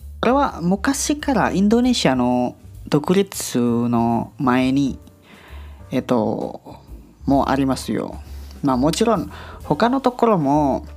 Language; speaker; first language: Japanese; non-native, learner; Indonesian